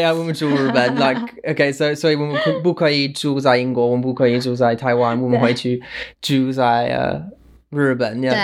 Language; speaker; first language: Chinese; non-native, learner; English